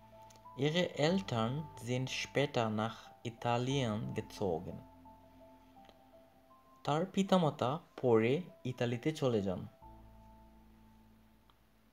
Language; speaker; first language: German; non-native, fluent; Bangla